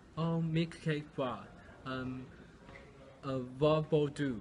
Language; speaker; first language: Swedish; non-native, learner; Chinese